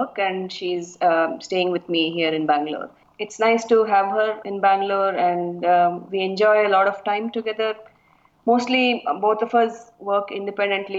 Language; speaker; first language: English; non-native, local second language; Kannada